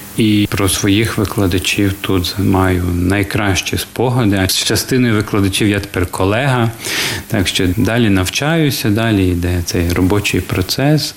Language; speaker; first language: Ukrainian; native; Ukrainian